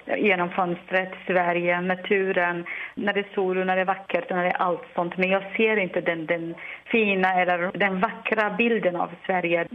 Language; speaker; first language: Swedish; non-native, learner; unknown